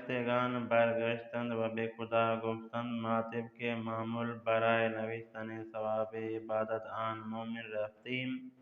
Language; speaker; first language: Persian; non-native, fluent; Urdu